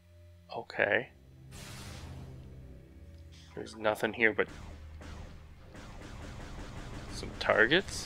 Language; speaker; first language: English; native; English